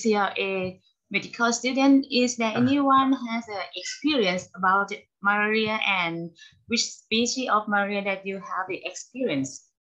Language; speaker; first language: English; non-native, learner; Thai